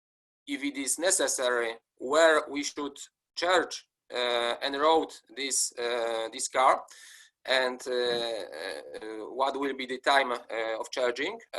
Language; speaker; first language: English; non-native, fluent; Polish